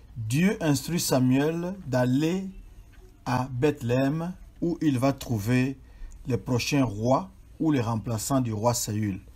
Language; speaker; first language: French; non-native, local second language; Swahili